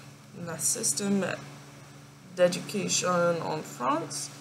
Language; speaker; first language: French; non-native, learner; English